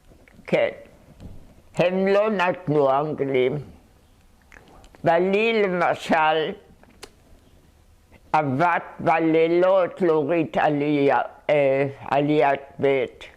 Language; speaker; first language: Hebrew; non-native, fluent; German